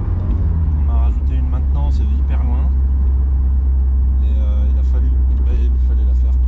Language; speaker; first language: French; native; French